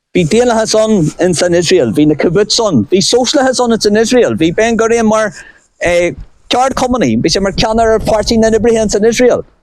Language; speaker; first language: Irish; non-native, local second language; English